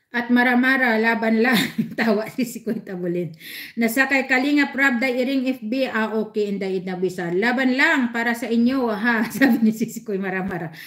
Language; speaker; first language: Filipino; non-native, local second language; Hiligaynon